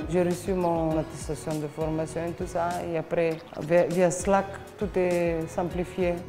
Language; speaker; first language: French; non-native, fluent; Bulgarian